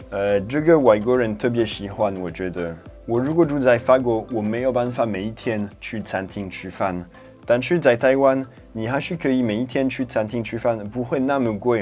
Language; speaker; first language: Chinese; non-native, fluent; French